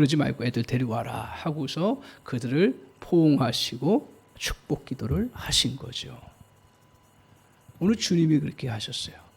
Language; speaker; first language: Korean; native; Korean